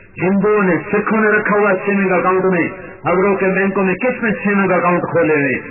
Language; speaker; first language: Urdu; non-native, local second language; Punjabi